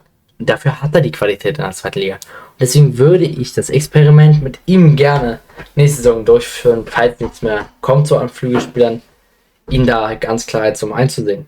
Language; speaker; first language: German; native; German